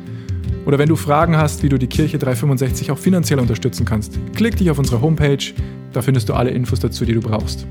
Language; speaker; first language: German; native; German